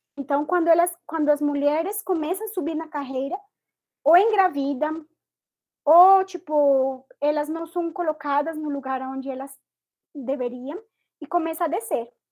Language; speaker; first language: Portuguese; non-native, fluent; Spanish